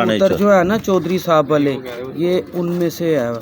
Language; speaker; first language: Hindi; non-native, local second language; Punjabi